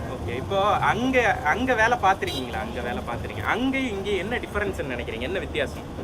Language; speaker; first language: Tamil; native; Tamil